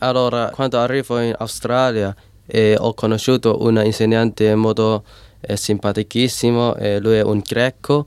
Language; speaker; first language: Italian; non-native, learner; Cantonese